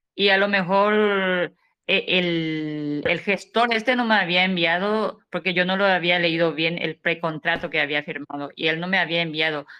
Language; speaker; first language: Spanish; native; Spanish